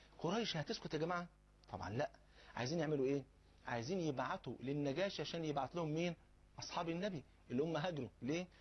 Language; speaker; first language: Egyptian Arabic; native; Egyptian Arabic